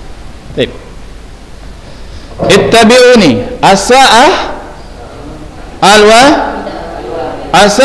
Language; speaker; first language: Arabic; non-native, fluent; Indonesian